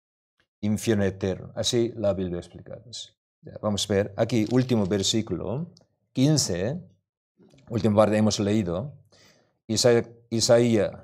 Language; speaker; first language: Spanish; non-native, learner; Korean